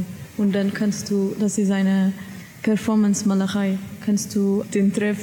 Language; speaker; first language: German; non-native, learner; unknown